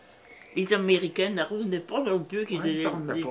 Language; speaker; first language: French; native; French